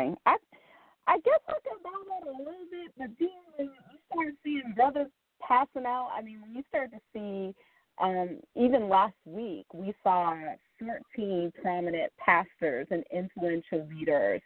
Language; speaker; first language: English; native; English